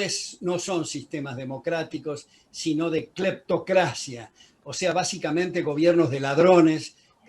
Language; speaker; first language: Spanish; native; Spanish